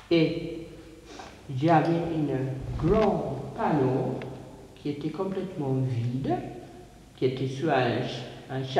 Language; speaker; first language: French; non-native, fluent; English